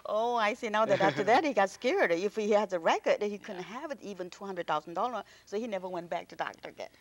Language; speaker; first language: English; non-native, fluent; Korean